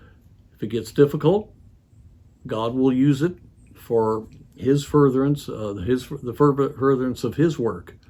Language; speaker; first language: English; native; English